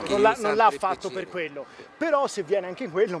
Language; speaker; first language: Italian; native; Italian